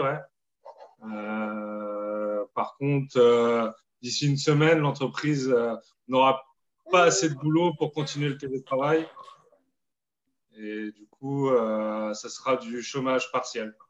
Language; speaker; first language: French; non-native, fluent; Portuguese